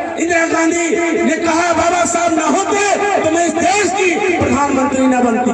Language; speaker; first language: Hindi; native; Hindi